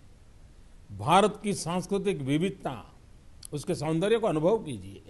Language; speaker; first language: Hindi; non-native, local second language; Gujarati